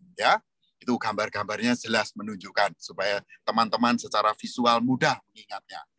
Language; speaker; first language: Indonesian; native; Indonesian